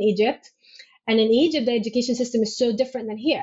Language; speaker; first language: English; non-native, fluent; Arabic